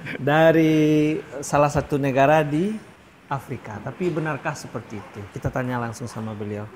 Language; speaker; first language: Indonesian; native; Indonesian